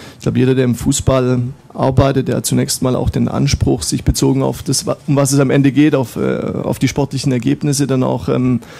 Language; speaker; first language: German; native; German